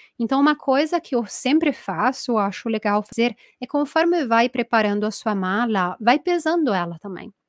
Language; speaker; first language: Portuguese; non-native, fluent; Italian